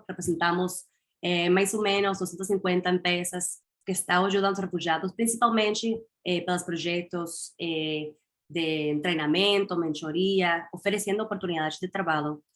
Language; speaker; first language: Portuguese; non-native, fluent; Spanish